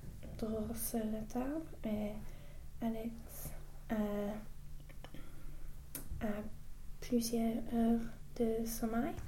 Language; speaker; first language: French; non-native, learner; English